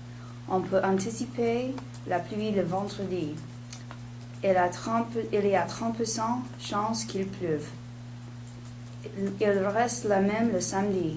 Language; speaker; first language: French; non-native, learner; English